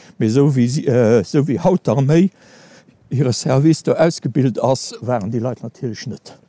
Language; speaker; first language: Luxembourgish; native; Luxembourgish